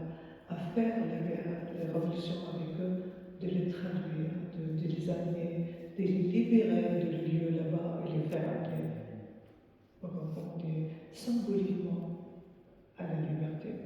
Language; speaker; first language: French; non-native, fluent; Arabic